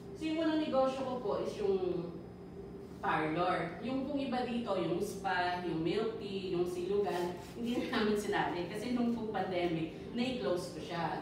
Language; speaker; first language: Filipino; non-native, local second language; Pampanga